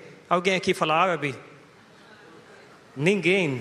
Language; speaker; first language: Portuguese; non-native, learner; Arabic